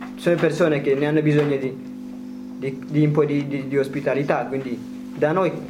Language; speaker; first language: Italian; non-native, fluent; Tigrinya